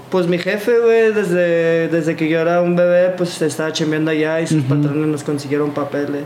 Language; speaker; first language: Spanish; early bilingual, other home language; English